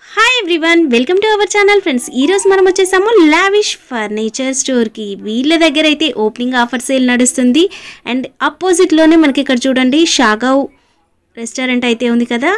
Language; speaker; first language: Telugu; native; Telugu